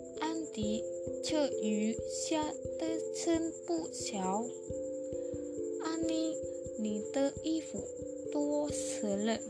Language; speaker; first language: Chinese; non-native, learner; Vietnamese